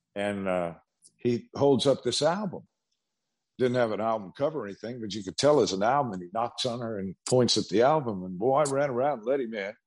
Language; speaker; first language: English; native; English